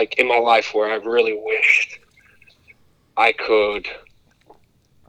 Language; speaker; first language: English; native; English